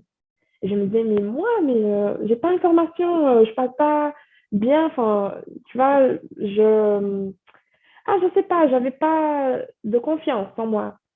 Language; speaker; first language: French; non-native, fluent; Portuguese